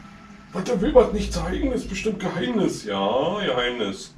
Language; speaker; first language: German; native; German